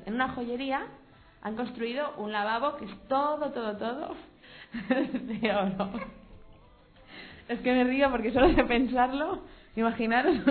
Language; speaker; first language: Spanish; native; Spanish